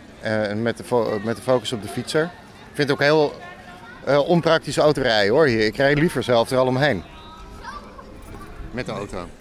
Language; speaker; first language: Dutch; native; Dutch